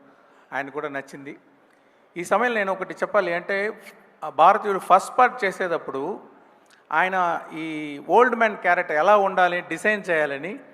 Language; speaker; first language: Telugu; non-native, learner; Tamil